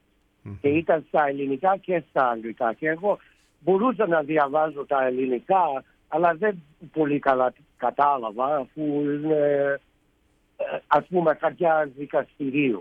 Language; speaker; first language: Greek; early bilingual, heritage; Greek